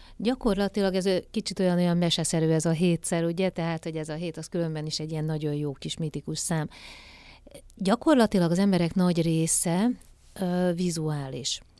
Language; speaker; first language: Hungarian; native; Hungarian